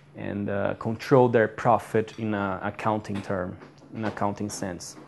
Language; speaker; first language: English; non-native, fluent; Portuguese